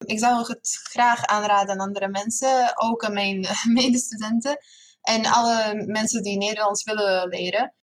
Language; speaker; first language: Dutch; non-native, fluent; Serbian